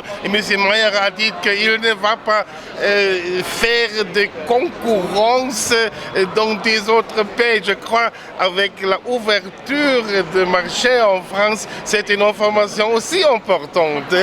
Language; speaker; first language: French; non-native, learner; German